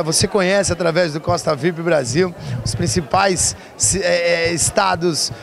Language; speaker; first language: Portuguese; native; Portuguese